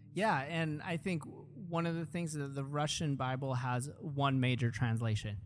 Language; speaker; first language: English; early bilingual, other home language; Russian